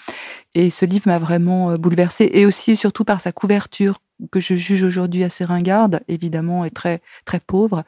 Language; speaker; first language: French; native; French